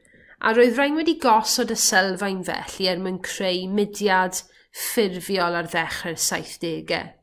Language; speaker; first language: Welsh; native; Welsh